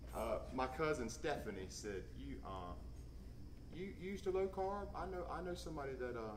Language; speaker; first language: English; native; English